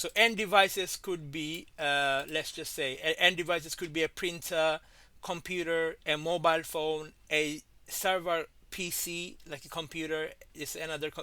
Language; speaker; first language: English; non-native, fluent; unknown